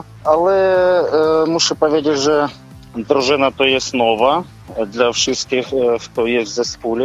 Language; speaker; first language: Polish; non-native, learner; Ukrainian